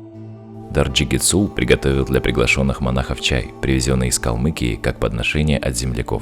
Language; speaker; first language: Russian; native; Russian